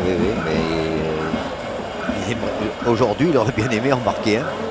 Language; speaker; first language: French; native; French